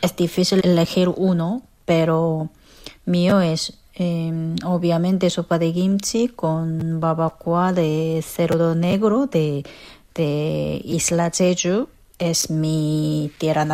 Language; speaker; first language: Spanish; non-native, fluent; Korean